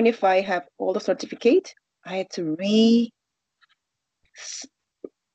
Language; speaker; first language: English; non-native, learner; Korean